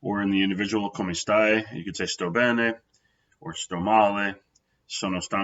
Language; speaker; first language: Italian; non-native, fluent; English